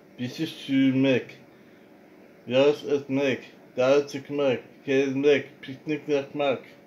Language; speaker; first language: Turkish; non-native, learner; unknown